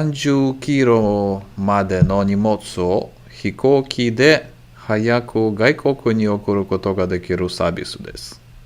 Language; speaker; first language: Japanese; non-native, learner; English